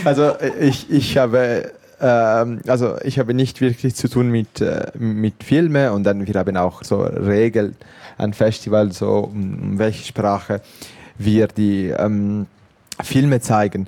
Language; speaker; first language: German; non-native, local second language; Italian